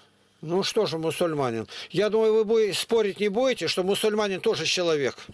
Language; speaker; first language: Russian; native; Russian